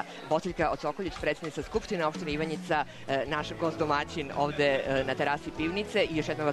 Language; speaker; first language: Serbian; native; Serbian